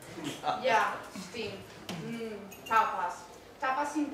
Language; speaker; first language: German; non-native, learner; Spanish